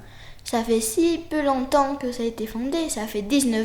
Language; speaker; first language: French; non-native, fluent; Spanish